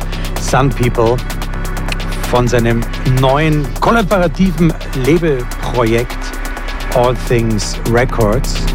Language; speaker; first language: German; native; German